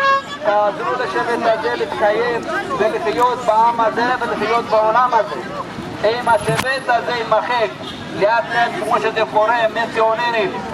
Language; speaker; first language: Hebrew; non-native, fluent; Amharic